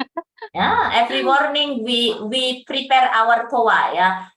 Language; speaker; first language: English; non-native, fluent; Indonesian